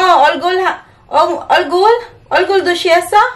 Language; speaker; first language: Korean; non-native, learner; Filipino